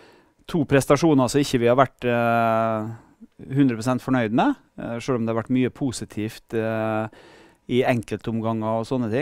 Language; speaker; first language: Norwegian; native; Norwegian